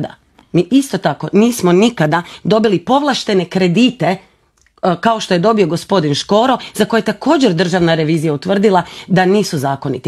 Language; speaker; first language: Croatian; native; Croatian